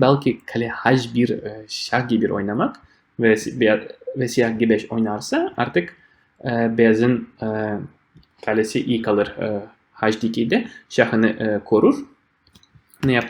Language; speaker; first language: Turkish; non-native, fluent; Russian